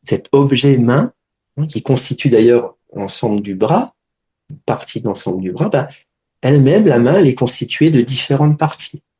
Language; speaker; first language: French; native; French